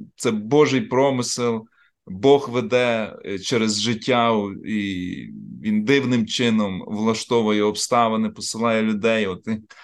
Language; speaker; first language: Ukrainian; native; Ukrainian